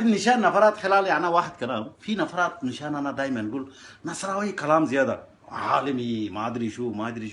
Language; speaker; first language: Arabic; non-native, learner; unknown